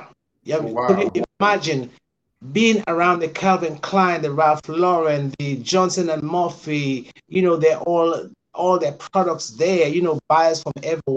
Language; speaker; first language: English; non-native, local second language; Krio